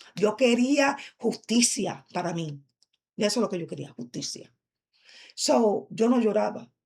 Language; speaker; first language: Spanish; early bilingual, heritage; Spanish